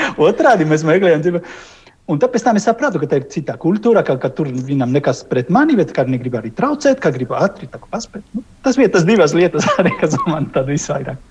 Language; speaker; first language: Latvian; non-native, learner; Spanish